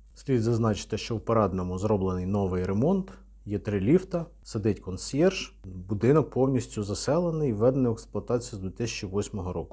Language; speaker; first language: Ukrainian; native; Ukrainian